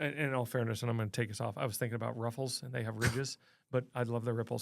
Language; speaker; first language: English; native; English